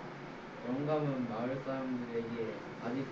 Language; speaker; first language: Korean; native; Korean